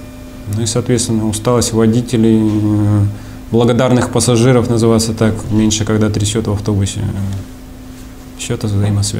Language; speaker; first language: Russian; native; Russian